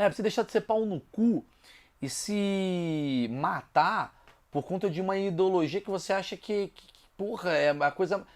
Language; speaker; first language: Portuguese; native; Portuguese